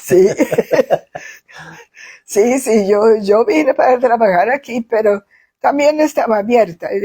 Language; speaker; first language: Spanish; non-native, fluent; Swedish